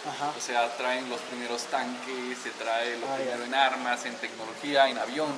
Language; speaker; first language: Spanish; native; Spanish